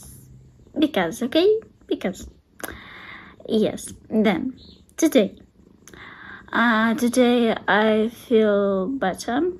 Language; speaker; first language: English; non-native, learner; Russian